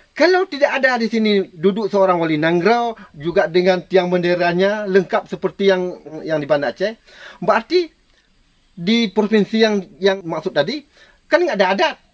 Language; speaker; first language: Malay; non-native, local second language; Minangkabau